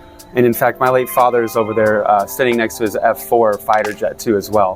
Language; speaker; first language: English; native; English